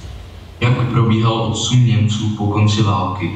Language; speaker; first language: Czech; native; Czech